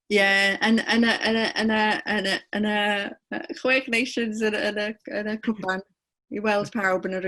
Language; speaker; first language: Welsh; non-native, fluent; English